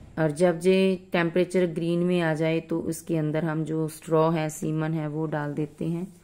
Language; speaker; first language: Hindi; non-native, local second language; Punjabi